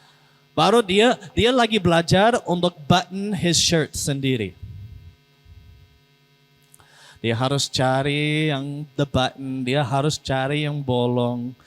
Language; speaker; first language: Indonesian; non-native, learner; English